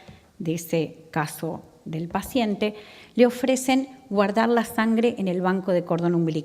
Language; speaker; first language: Spanish; native; Spanish